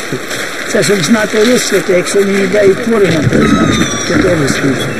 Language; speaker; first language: German; non-native, learner; Ukrainian